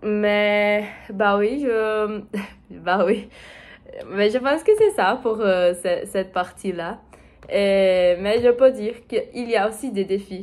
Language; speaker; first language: French; non-native, learner; Portuguese